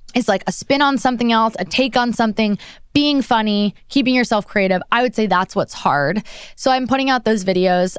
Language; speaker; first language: English; native; English